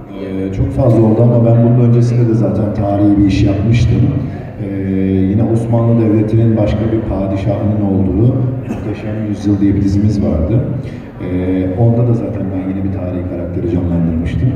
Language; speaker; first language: Turkish; native; Turkish